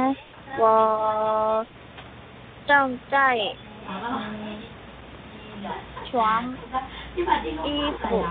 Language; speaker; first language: Chinese; non-native, learner; Korean